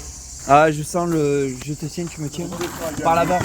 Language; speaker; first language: French; native; French